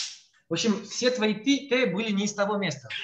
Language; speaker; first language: Russian; native; Russian